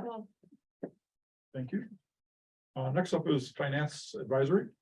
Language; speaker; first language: English; native; English